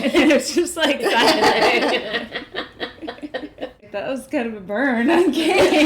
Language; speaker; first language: English; native; English